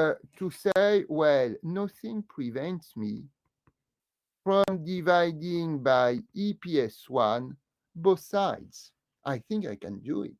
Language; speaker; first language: English; non-native, fluent; French